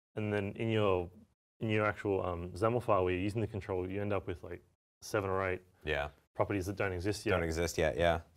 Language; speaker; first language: English; native; English